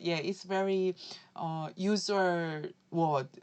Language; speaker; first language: English; non-native, learner; Korean